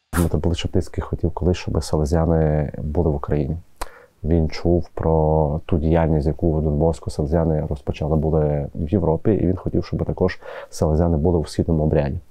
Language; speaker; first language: Ukrainian; native; Ukrainian